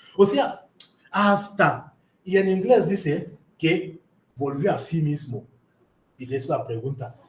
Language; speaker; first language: Spanish; non-native, fluent; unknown